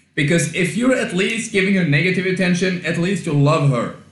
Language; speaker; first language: English; non-native, fluent; Swedish